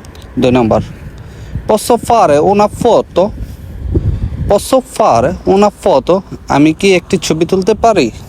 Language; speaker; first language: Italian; non-native, learner; Bangla